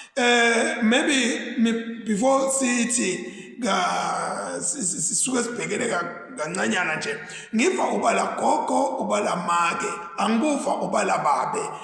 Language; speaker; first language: Zulu; native; Zulu